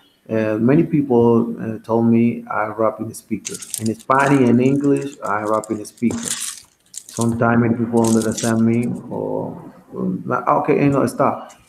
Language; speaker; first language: English; non-native, learner; Spanish